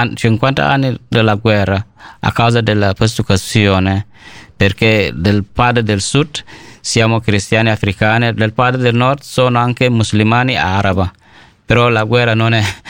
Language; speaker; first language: Italian; non-native, learner; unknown